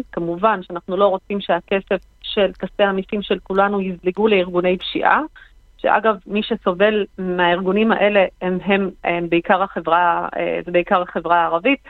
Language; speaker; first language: Hebrew; non-native, local second language; Arabic